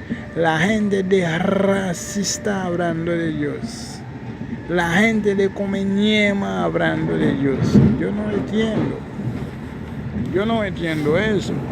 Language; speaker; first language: Spanish; non-native, fluent; Haitian Creole